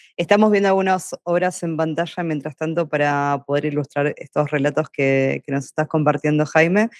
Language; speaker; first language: Spanish; native; Spanish